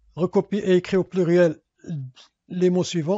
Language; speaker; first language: French; non-native, local second language; Arabic